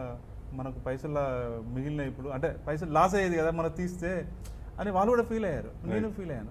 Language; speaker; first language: Telugu; native; Telugu